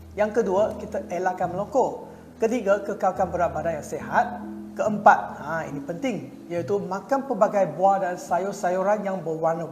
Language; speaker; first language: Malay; non-native, local second language; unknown